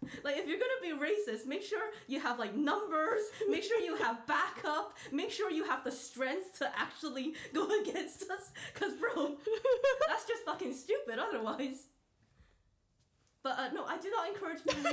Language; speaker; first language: English; native; English